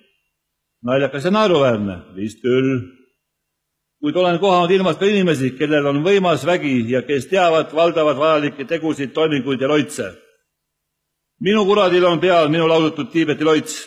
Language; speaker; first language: Estonian; native; Estonian